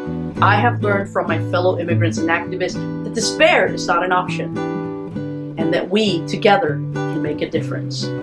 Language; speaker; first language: English; non-native, local second language; Spanish